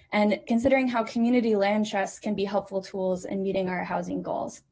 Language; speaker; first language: English; native; English